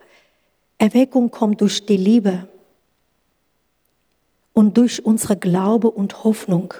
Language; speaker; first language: German; non-native, learner; Kurdish